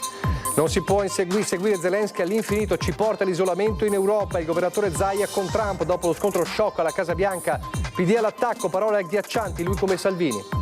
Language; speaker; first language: Italian; native; Italian